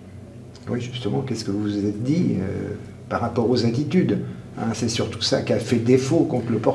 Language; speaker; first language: French; native; French